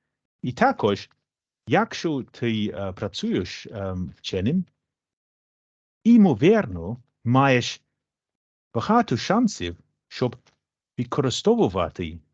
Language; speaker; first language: Ukrainian; non-native, learner; English